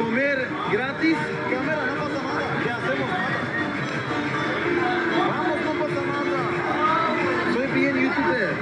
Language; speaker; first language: Spanish; non-native, learner; Portuguese